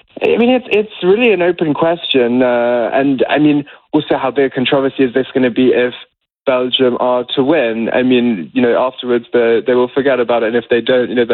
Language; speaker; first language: English; native; English